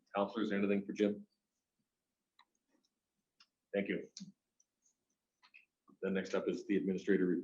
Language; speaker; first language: English; native; English